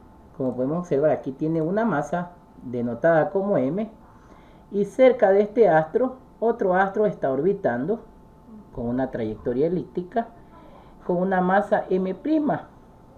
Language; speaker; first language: Spanish; native; Spanish